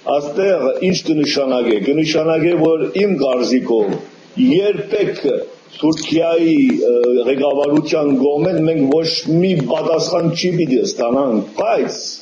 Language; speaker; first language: Armenian; early bilingual, heritage; Armenian